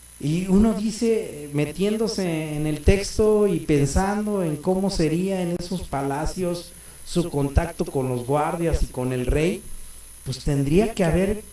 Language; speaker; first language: Spanish; native; Spanish